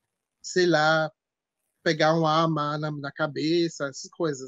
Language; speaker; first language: Portuguese; non-native, fluent; French